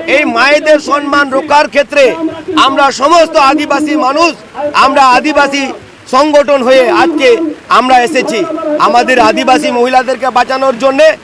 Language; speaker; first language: Bangla; non-native, local second language; Santali